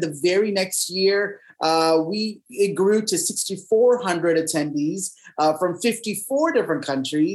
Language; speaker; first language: English; native; English